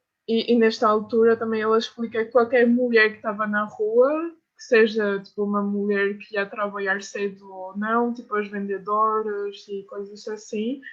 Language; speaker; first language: Portuguese; non-native, fluent; French